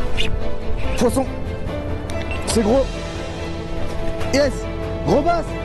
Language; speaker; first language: French; native; French